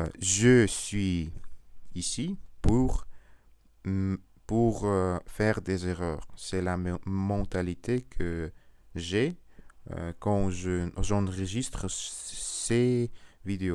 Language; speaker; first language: French; non-native, learner; Russian